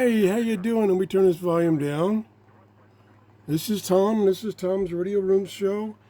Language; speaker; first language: English; native; English